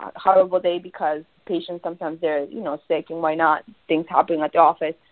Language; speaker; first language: English; early bilingual, other home language; Spanish